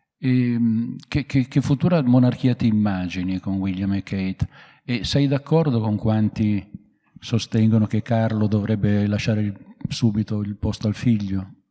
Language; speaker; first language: Italian; native; Italian